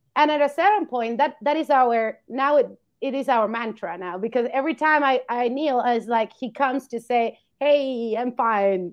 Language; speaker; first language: English; non-native, fluent; Spanish